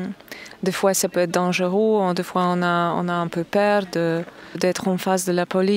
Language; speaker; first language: French; non-native, fluent; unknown